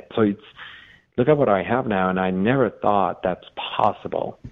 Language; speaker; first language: English; non-native, fluent; Persian